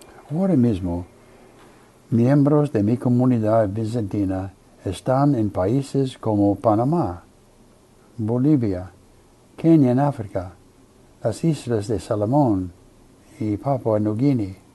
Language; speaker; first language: Spanish; non-native, fluent; English